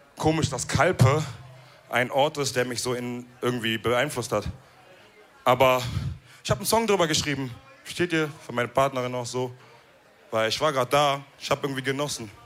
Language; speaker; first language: German; early bilingual, other home language; Wolof